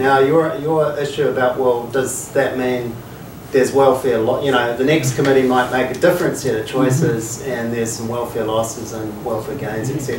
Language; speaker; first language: English; native; English